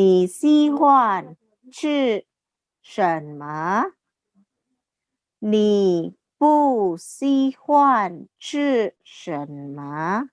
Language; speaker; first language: Chinese; non-native, fluent; Indonesian